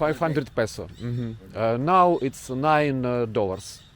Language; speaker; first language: English; non-native, learner; Ukrainian